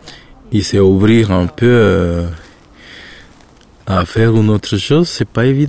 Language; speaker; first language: French; non-native, fluent; Spanish